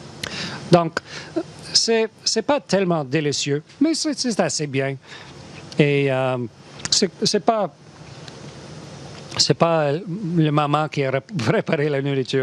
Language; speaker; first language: French; non-native, learner; English